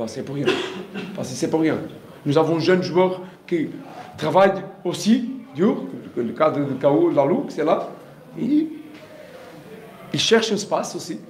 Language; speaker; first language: French; non-native, learner; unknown